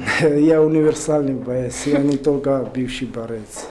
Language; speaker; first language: Russian; non-native, learner; Georgian